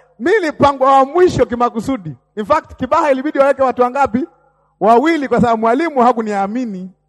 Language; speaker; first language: Swahili; native; Swahili